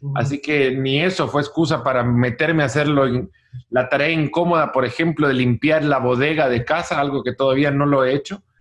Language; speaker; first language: Spanish; native; Spanish